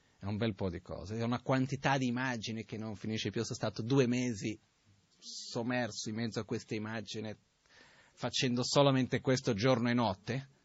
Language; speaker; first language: Italian; non-native, fluent; Portuguese